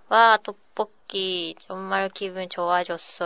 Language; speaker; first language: Korean; non-native, learner; Japanese